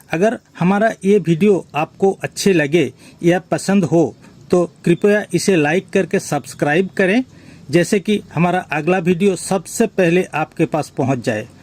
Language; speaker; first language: Hindi; non-native, local second language; Bangla